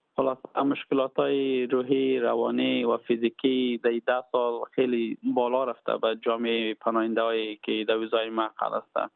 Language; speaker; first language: Persian; native; Persian